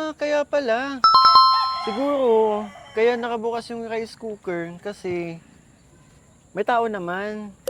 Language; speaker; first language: Filipino; native; Filipino